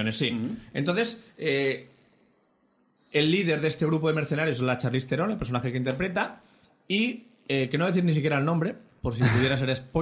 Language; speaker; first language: Spanish; native; Spanish